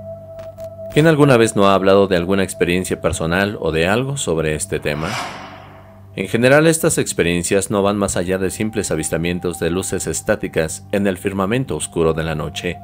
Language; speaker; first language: Spanish; native; Spanish